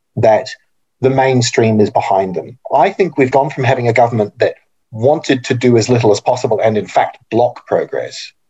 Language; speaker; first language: English; native; English